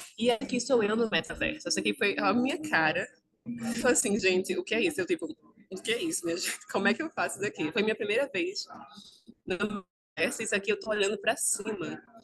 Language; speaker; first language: Portuguese; native; Portuguese